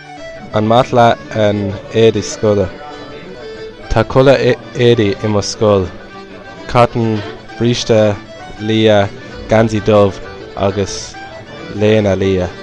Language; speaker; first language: Irish; non-native, learner; English